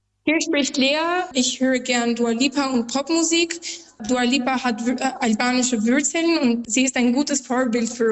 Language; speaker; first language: German; non-native, learner; Albanian